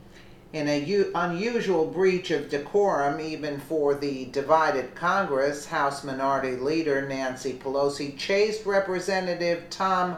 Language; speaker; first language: English; native; English